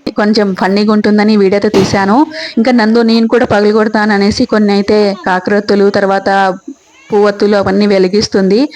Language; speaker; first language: Telugu; native; Telugu